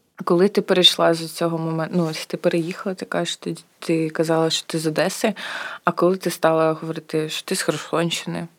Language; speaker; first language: Ukrainian; native; Ukrainian